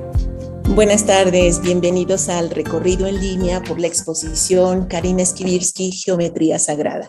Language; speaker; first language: Spanish; native; Spanish